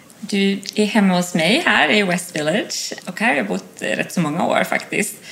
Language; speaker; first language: Swedish; native; Swedish